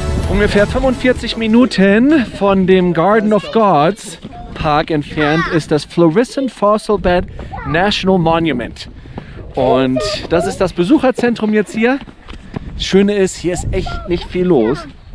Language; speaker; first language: German; native; German